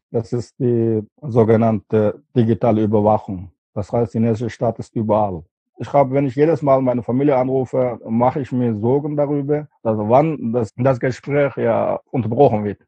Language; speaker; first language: German; non-native, fluent; Uyghur